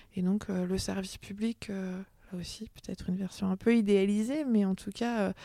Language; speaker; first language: French; native; French